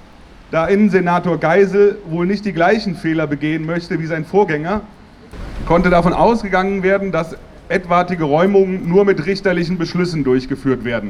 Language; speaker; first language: German; native; German